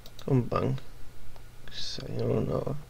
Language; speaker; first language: Japanese; non-native, learner; English